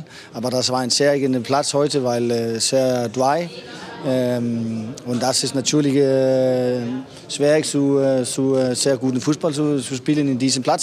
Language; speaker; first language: German; non-native, learner; Danish